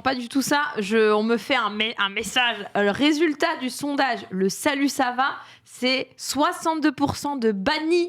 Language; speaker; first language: French; native; French